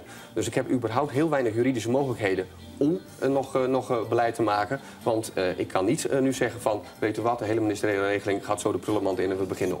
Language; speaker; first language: Dutch; native; Dutch